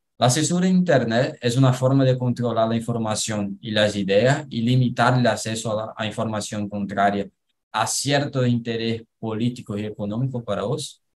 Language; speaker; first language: Spanish; non-native, learner; Portuguese